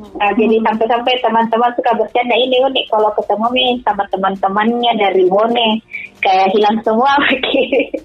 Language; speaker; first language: Indonesian; native; Indonesian